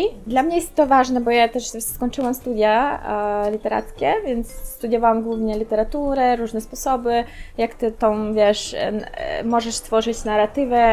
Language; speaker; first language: Polish; non-native, fluent; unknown